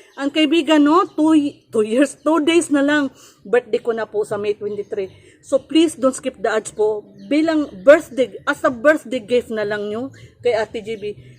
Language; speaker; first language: Filipino; non-native, local second language; Cebuano